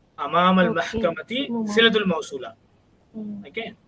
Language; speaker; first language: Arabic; non-native, fluent; Tamil